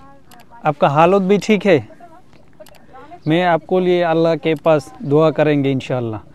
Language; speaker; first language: Hindi; non-native, learner; Bangla